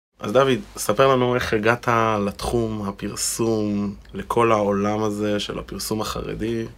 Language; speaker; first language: Hebrew; native; Hebrew